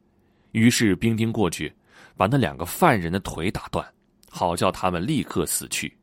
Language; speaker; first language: Chinese; native; Chinese